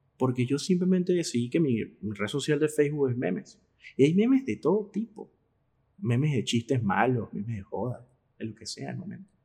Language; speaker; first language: Spanish; native; Spanish